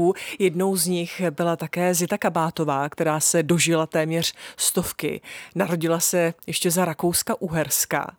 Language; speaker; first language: Czech; native; Czech